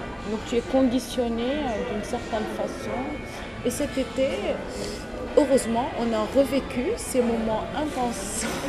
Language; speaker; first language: French; non-native, local second language; Arabic